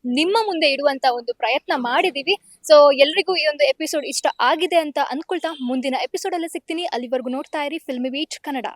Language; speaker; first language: Kannada; native; Kannada